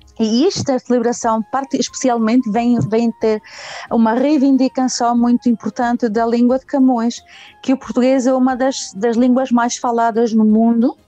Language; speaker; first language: Portuguese; early bilingual, heritage; Portuguese